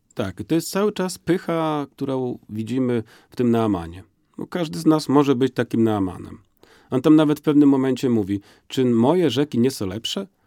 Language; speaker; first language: Polish; native; Polish